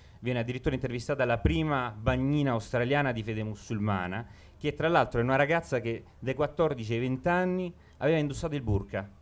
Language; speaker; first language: Italian; native; Italian